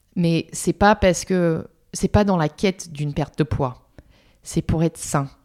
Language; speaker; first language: French; non-native, fluent; English